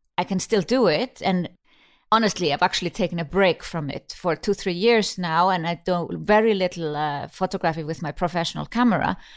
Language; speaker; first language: English; non-native, fluent; Icelandic